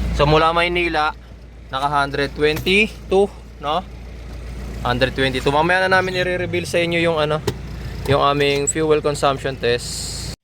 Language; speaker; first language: Filipino; native; Filipino